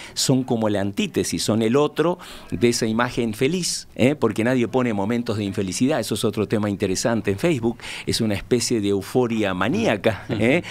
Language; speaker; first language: Spanish; native; Spanish